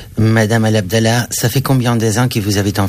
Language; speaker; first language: French; non-native, learner; Catalan